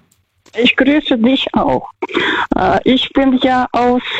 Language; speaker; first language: German; non-native, fluent; Russian